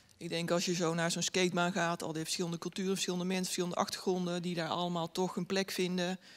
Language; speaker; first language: Dutch; native; Dutch